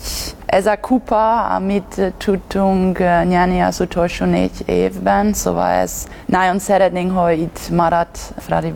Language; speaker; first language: Hungarian; non-native, learner; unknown